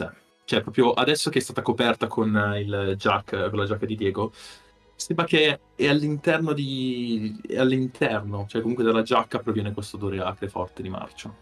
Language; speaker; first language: Italian; native; Italian